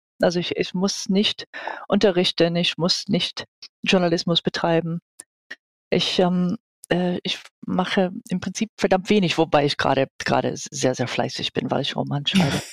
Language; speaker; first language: German; non-native, fluent; English